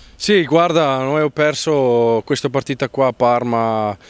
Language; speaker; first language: Italian; non-native, learner; Afrikaans